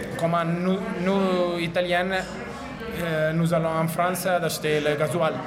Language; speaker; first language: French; non-native, learner; Italian